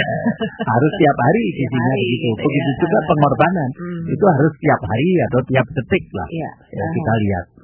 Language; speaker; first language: Indonesian; non-native, local second language; Javanese